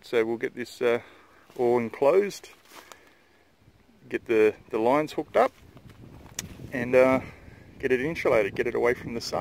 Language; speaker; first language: English; native; English